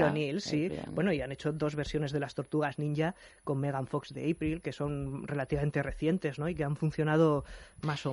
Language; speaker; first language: Spanish; native; Spanish